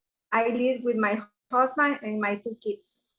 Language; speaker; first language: English; non-native, learner; Spanish